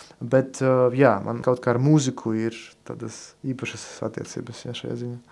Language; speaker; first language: Latvian; non-native, local second language; Russian